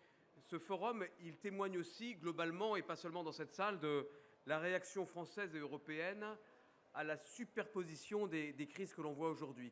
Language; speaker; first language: French; native; French